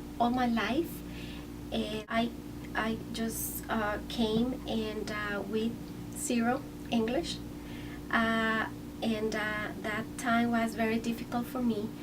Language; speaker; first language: English; non-native, fluent; Spanish